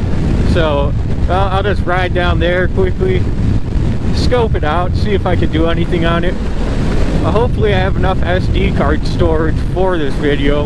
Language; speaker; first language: English; native; English